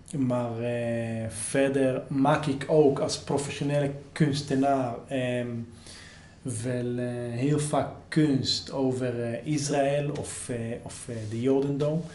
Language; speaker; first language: Dutch; non-native, fluent; Hebrew